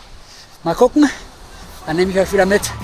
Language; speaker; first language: German; native; German